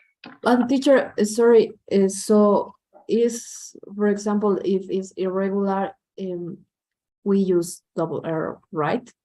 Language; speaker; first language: English; non-native, learner; Spanish